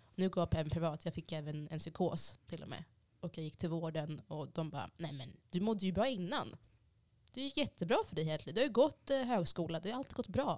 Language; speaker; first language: Swedish; early bilingual, other home language; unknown